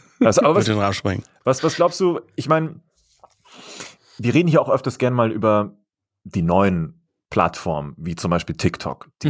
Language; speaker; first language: German; native; German